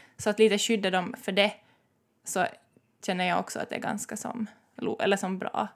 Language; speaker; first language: Swedish; native; Swedish